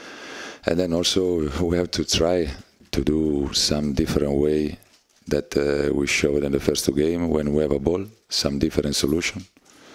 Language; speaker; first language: English; non-native, learner; Italian